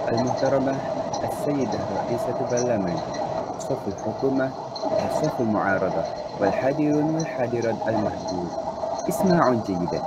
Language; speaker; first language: Arabic; non-native, learner; Malay